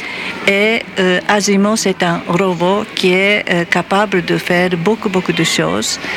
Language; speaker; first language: French; non-native, fluent; Japanese